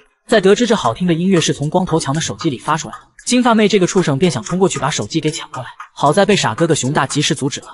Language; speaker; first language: Chinese; native; Chinese